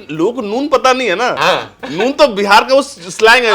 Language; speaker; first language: Hindi; native; Hindi